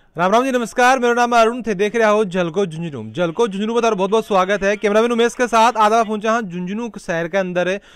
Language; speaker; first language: Hindi; native; Hindi